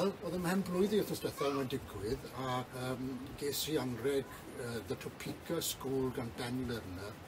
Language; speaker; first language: Welsh; native; Welsh